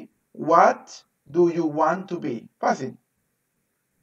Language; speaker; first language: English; non-native, fluent; Spanish